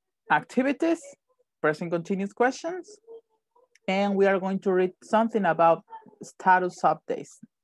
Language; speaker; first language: English; non-native, fluent; Spanish